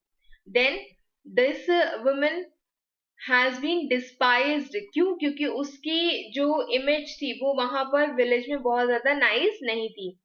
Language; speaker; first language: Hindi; native; Hindi